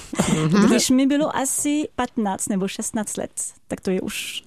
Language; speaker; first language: Czech; non-native, fluent; French